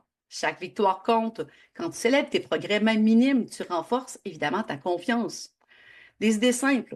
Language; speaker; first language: French; native; French